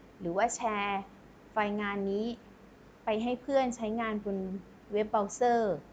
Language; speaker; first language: Thai; native; Thai